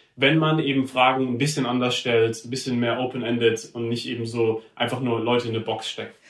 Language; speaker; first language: German; native; German